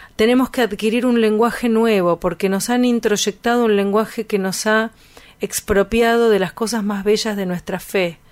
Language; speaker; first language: Spanish; native; Spanish